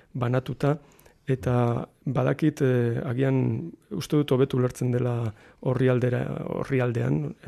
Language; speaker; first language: Basque; native; Basque